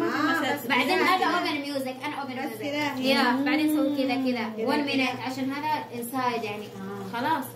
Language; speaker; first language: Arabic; non-native, learner; Filipino